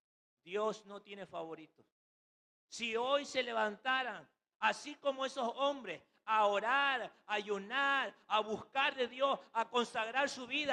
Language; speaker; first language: Spanish; native; Spanish